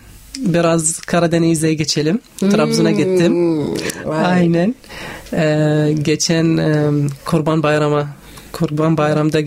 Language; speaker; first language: Turkish; non-native, learner; Arabic